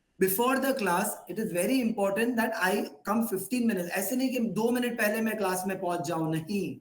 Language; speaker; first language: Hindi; non-native, local second language; Gujarati